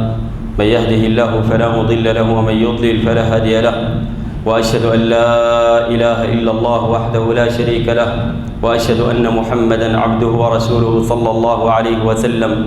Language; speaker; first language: Arabic; native; Arabic